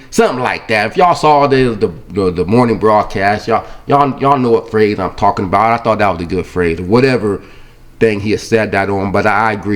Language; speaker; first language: English; native; English